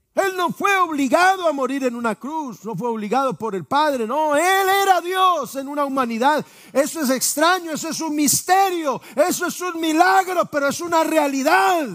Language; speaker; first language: Spanish; native; Spanish